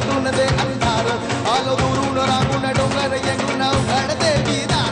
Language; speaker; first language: Marathi; non-native, local second language; Hindi